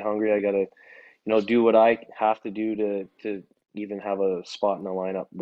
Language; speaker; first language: English; native; English